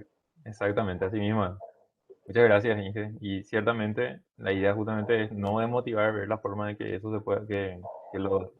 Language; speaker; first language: Spanish; native; Spanish